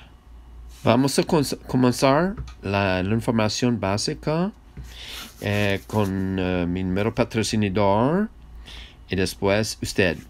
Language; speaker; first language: Spanish; non-native, learner; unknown